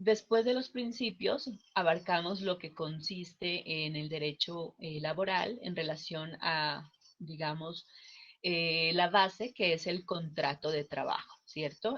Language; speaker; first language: Spanish; native; Spanish